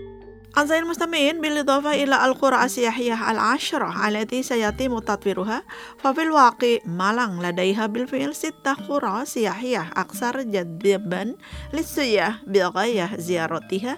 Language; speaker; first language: Arabic; non-native, fluent; Indonesian